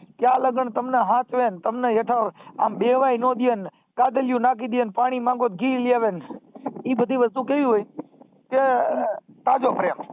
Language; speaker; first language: Gujarati; native; Gujarati